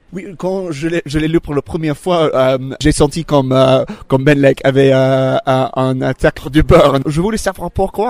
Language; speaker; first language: French; non-native, learner; English